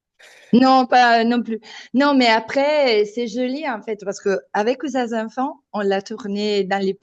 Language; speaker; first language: French; non-native, fluent; Italian